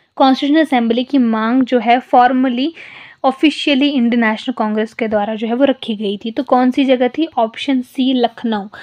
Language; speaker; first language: Hindi; non-native, local second language; Punjabi